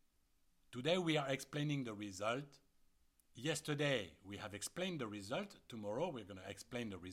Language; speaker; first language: English; non-native, fluent; French